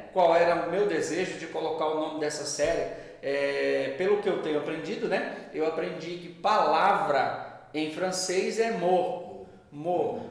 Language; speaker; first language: Portuguese; native; Portuguese